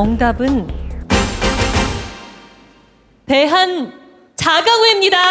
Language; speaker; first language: Korean; native; Korean